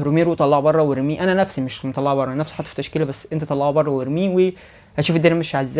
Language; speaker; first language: Arabic; native; Arabic